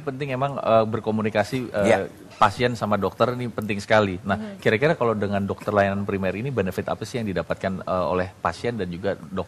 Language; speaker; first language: Indonesian; native; Indonesian